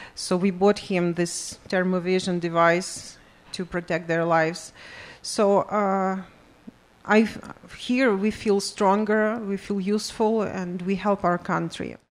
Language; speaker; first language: English; non-native, fluent; Ukrainian